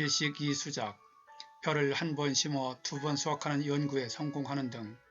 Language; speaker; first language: Korean; native; Korean